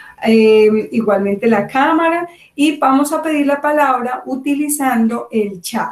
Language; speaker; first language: Spanish; native; Spanish